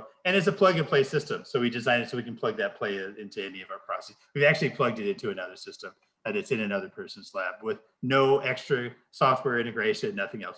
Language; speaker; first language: English; native; English